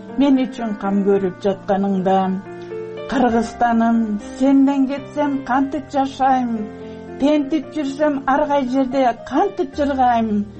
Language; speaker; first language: Kyrgyz; non-native, local second language; Russian